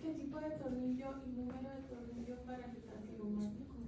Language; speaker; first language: Spanish; native; Spanish